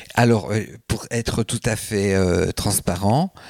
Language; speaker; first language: French; native; French